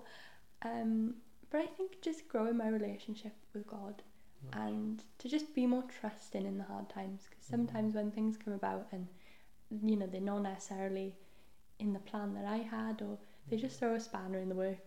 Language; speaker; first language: English; non-native, local second language; Welsh